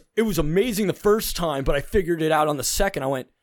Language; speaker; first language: English; native; English